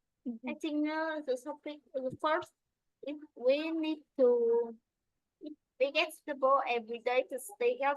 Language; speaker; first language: English; non-native, learner; Vietnamese